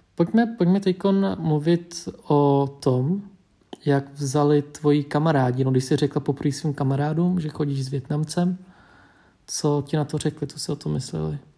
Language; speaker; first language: Czech; early bilingual, other home language; Vietnamese